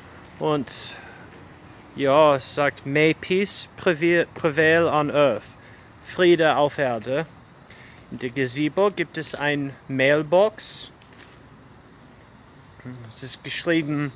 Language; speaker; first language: German; non-native, fluent; English